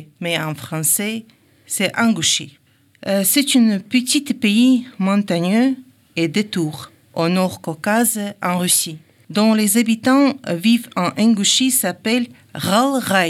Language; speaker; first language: French; non-native, learner; Ingush